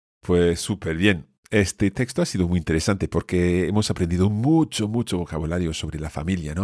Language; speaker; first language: Spanish; non-native, fluent; English